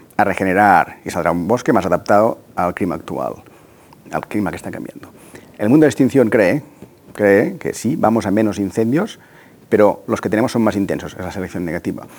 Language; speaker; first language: Spanish; native; Spanish